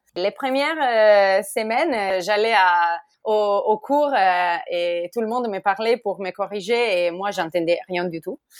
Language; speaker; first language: French; non-native, fluent; Italian